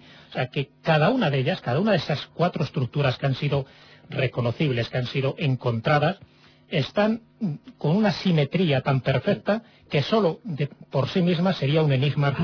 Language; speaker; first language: Spanish; native; Spanish